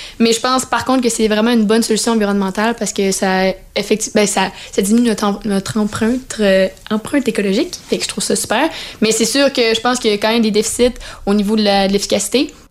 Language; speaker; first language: French; native; French